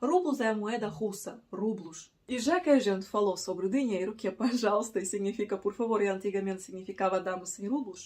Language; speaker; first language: Portuguese; non-native, fluent; Russian